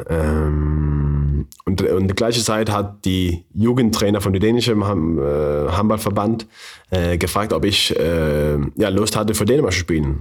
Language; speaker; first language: German; non-native, fluent; Danish